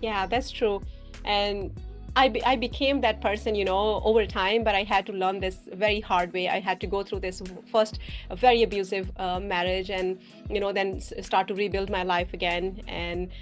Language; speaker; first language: English; non-native, fluent; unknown